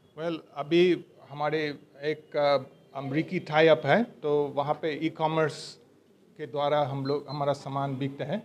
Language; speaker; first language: Hindi; non-native, learner; English